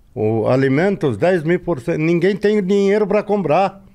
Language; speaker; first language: Portuguese; non-native, fluent; Arabic